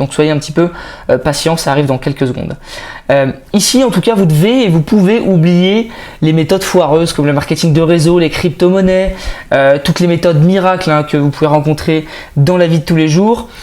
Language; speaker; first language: French; native; French